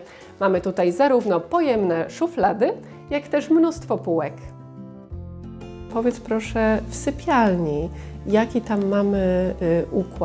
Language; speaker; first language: Polish; native; Polish